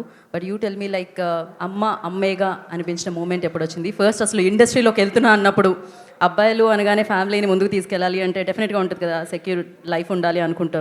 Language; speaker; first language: Telugu; native; Telugu